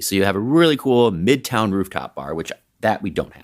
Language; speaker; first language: English; native; English